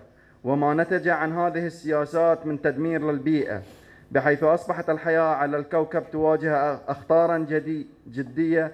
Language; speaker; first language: Arabic; native; Arabic